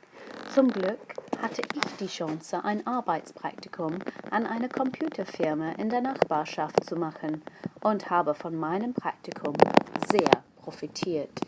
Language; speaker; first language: German; non-native, fluent; English